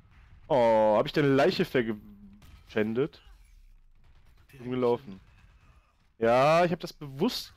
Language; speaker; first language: German; native; German